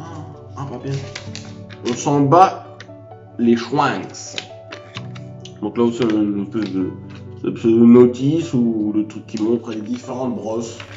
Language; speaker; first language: French; native; French